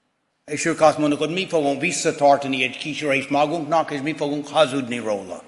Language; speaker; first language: Hungarian; non-native, fluent; English